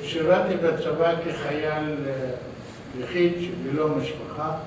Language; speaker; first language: Hebrew; non-native, fluent; Arabic